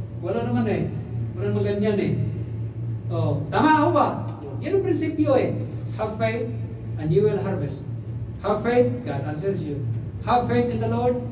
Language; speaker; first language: Filipino; non-native, local second language; Cebuano